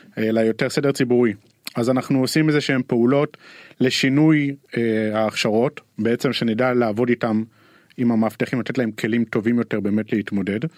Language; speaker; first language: Hebrew; native; Hebrew